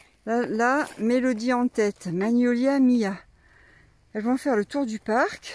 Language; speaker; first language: French; native; French